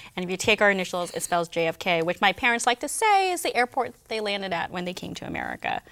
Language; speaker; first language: English; native; English